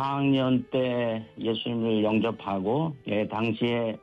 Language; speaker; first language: Korean; native; Korean